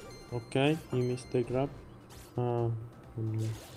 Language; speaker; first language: English; non-native, learner; Italian